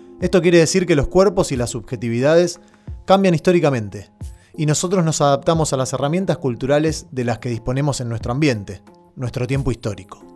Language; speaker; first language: Spanish; native; Spanish